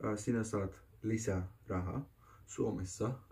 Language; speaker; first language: Finnish; non-native, learner; Turkish